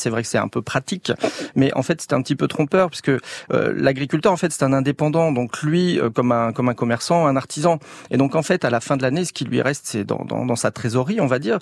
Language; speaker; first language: French; native; French